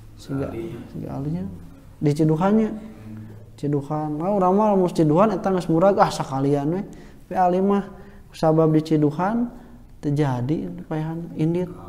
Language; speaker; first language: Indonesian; non-native, local second language; Sundanese